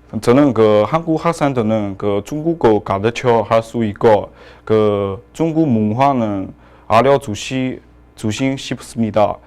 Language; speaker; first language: Korean; non-native, learner; Chinese